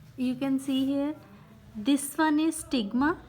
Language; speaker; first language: English; non-native, local second language; Punjabi